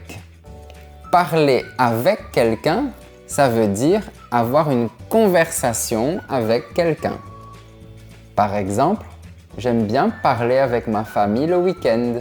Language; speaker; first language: French; native; French